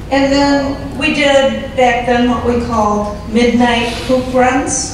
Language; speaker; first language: English; native; English